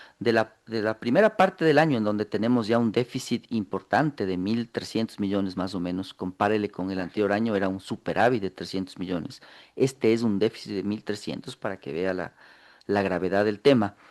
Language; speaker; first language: Spanish; native; Spanish